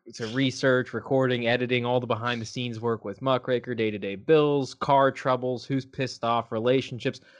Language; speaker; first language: English; native; English